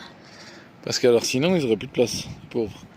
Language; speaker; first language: French; native; French